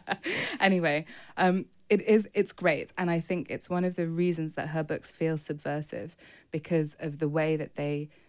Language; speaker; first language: English; native; English